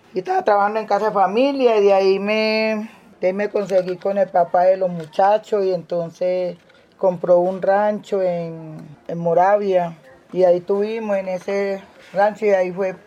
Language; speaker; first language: Spanish; native; Spanish